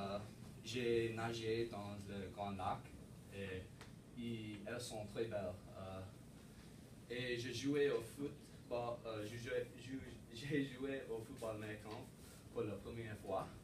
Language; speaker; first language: French; non-native, learner; English